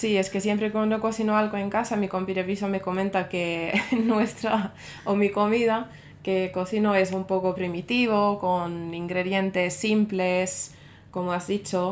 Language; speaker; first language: Spanish; non-native, fluent; Finnish